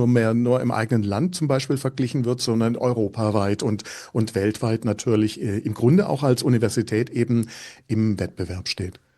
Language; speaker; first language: German; native; German